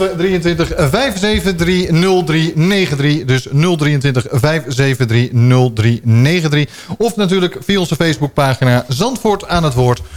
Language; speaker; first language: Dutch; native; Dutch